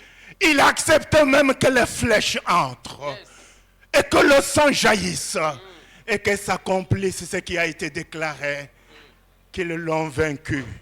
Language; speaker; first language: French; non-native, local second language; Lingala